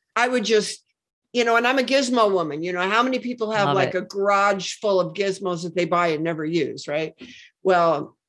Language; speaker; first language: English; native; English